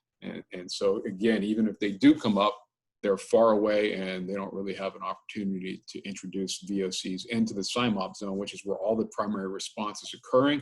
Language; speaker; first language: English; native; English